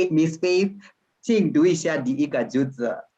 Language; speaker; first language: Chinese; non-native, fluent; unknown